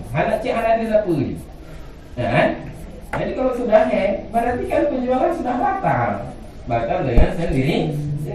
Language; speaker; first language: Indonesian; native; Indonesian